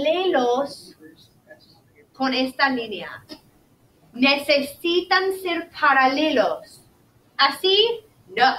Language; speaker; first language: Spanish; non-native, learner; English